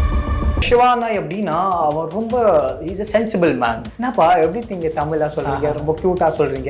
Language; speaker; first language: Tamil; non-native, learner; Kashmiri